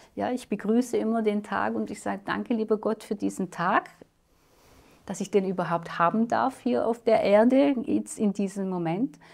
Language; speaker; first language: German; native; German